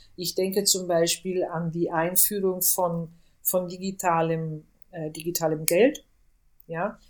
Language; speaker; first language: German; non-native, fluent; Italian